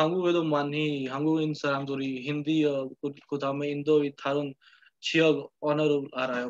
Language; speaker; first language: Korean; non-native, learner; Hindi